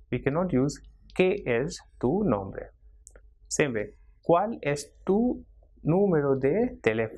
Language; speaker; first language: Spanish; non-native, fluent; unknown